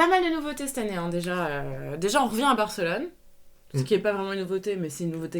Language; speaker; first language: French; native; French